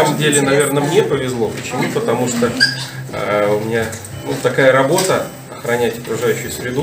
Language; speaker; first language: Russian; native; Russian